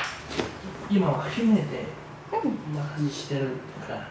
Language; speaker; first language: Japanese; non-native, learner; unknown